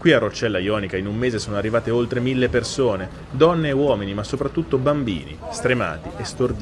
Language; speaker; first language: Italian; native; Italian